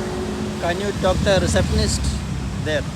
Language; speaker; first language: English; non-native, local second language; Malayalam